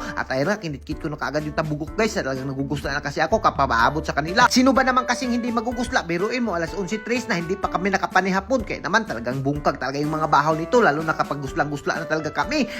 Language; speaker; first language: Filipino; non-native, local second language; Cebuano